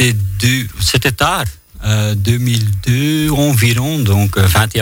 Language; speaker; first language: French; non-native, local second language; Dutch